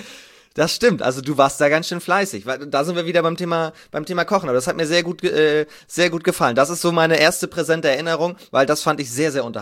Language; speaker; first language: German; native; German